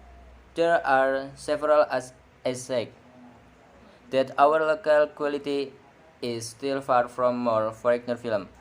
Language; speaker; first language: English; non-native, learner; Indonesian